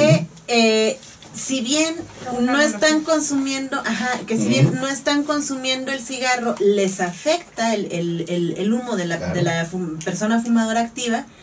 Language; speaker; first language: Spanish; native; Spanish